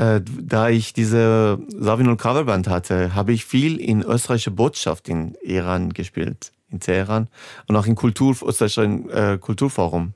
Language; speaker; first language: German; non-native, fluent; Persian